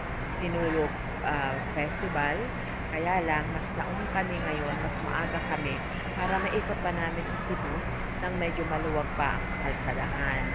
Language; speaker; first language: Filipino; native; Filipino